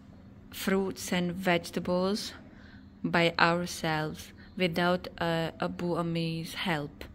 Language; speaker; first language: English; non-native, fluent; Chinese